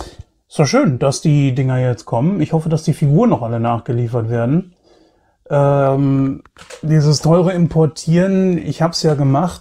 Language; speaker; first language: German; native; German